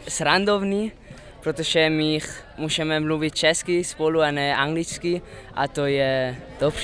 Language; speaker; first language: Czech; early bilingual, heritage; Czech